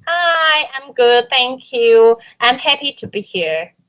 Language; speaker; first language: English; non-native, learner; Japanese